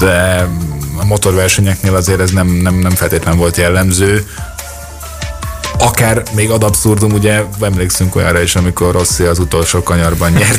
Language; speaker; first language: Hungarian; native; Hungarian